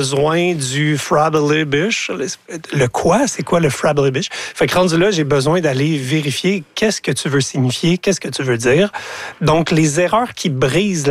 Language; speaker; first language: French; native; French